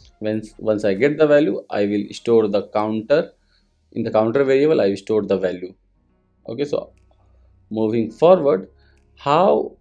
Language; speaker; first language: English; non-native, local second language; Hindi